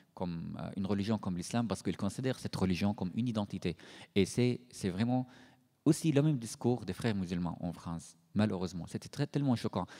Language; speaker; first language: French; non-native, fluent; Arabic